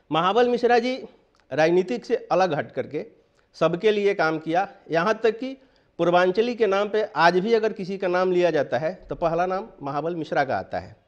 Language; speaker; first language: Hindi; native; Hindi